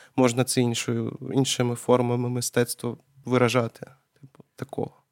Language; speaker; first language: Ukrainian; non-native, local second language; Russian